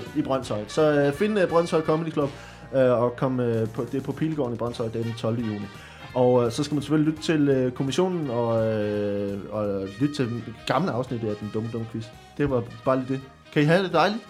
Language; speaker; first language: Danish; native; Danish